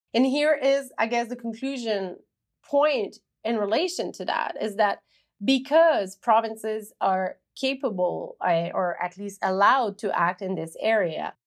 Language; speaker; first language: English; native; English